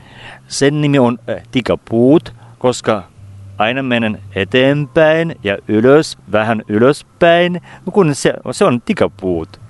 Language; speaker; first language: Finnish; non-native, fluent; Russian